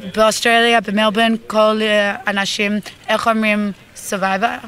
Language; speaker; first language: Hebrew; non-native, learner; English